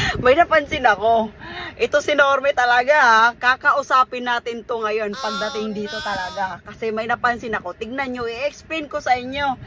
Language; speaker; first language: Filipino; non-native, local second language; Cebuano